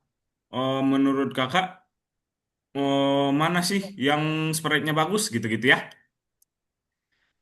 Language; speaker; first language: Indonesian; native; Indonesian